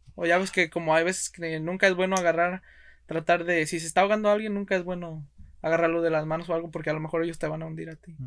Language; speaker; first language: Spanish; early bilingual, heritage; Spanish